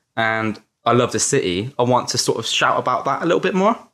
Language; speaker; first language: English; native; English